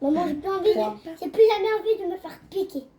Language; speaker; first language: French; native; French